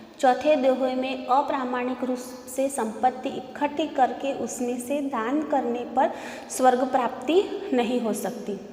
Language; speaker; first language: Hindi; non-native, local second language; Gujarati